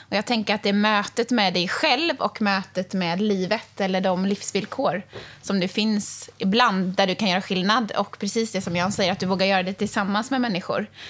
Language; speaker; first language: Swedish; native; Swedish